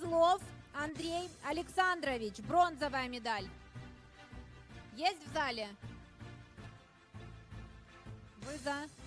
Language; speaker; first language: Russian; native; Russian